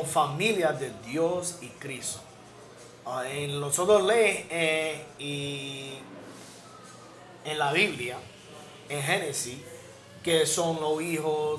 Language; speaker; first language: Spanish; non-native, learner; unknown